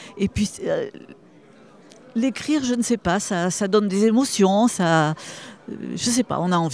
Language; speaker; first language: French; native; French